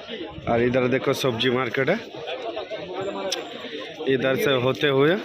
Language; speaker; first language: Hindi; non-native, local second language; Bangla